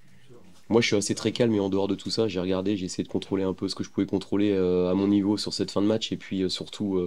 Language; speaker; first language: French; native; French